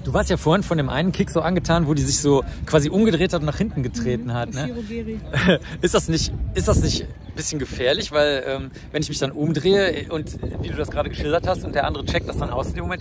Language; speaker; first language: German; native; German